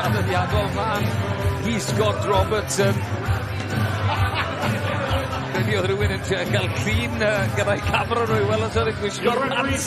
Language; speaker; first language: Welsh; native; Welsh